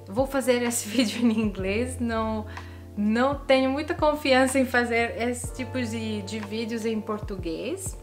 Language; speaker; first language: Portuguese; non-native, fluent; Italian